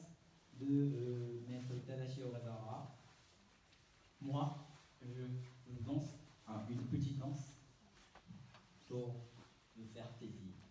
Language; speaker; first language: French; non-native, fluent; Japanese